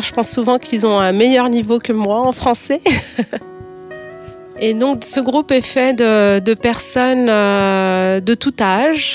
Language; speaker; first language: French; native; French